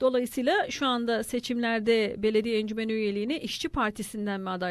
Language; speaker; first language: Turkish; native; Turkish